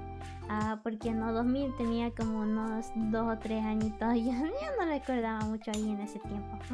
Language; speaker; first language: Spanish; early bilingual, heritage; Spanish